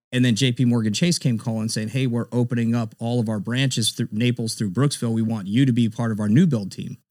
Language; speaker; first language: English; native; English